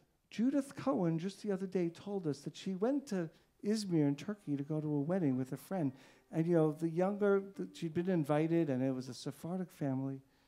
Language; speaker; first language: English; native; English